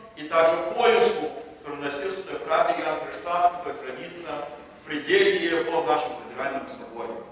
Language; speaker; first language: Russian; early bilingual, heritage; Russian